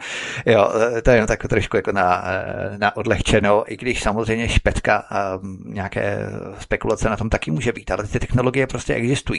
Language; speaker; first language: Czech; native; Czech